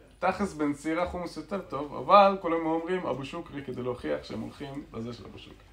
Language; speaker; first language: Hebrew; native; Hebrew